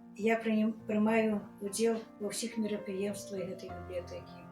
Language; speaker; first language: Belarusian; native; Belarusian